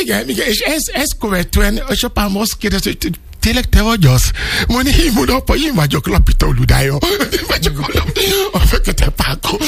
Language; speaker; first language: Hungarian; non-native, learner; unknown